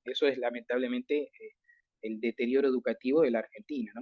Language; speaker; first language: Spanish; native; Spanish